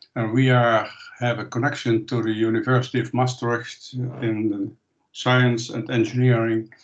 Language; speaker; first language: English; non-native, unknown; Dutch